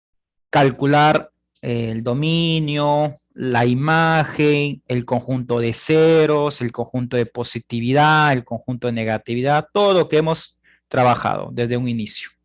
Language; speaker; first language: Spanish; native; Spanish